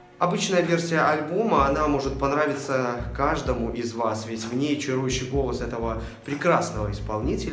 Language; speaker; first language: Russian; native; Russian